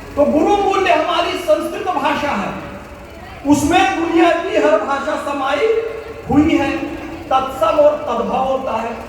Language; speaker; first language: Hindi; native; Hindi